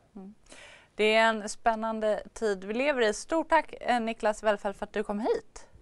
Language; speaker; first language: Swedish; native; Swedish